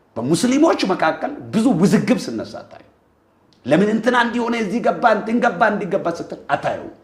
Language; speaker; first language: Amharic; non-native, local second language; Oromo